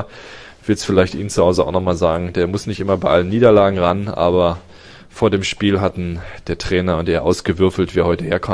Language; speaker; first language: German; native; German